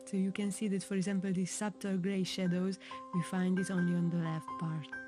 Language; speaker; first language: English; non-native, fluent; Hungarian